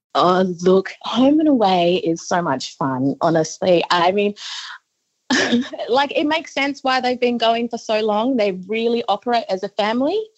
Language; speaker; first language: English; native; English